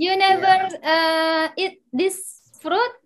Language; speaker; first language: English; non-native, learner; Indonesian